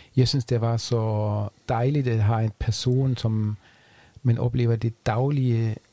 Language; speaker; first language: Danish; non-native, fluent; German